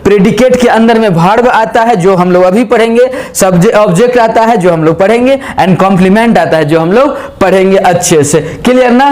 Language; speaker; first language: Hindi; native; Hindi